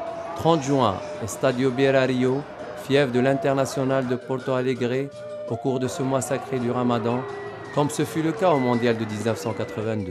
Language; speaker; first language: French; non-native, local second language; Arabic